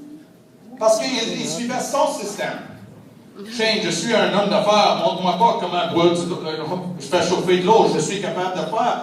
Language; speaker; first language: French; non-native, fluent; English